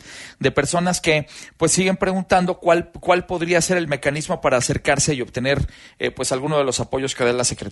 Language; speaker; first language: Spanish; native; Spanish